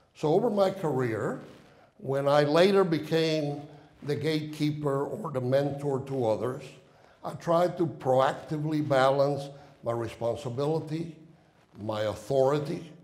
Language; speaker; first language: English; non-native, fluent; Spanish